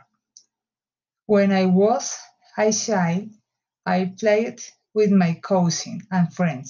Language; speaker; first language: English; non-native, learner; Spanish